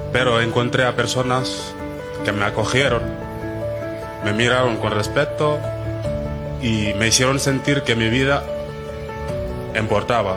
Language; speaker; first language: Spanish; non-native, fluent; Wolof